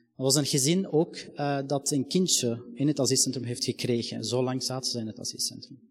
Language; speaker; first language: Dutch; non-native, fluent; Arabic